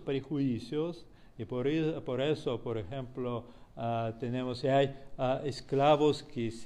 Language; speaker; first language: Spanish; non-native, fluent; Russian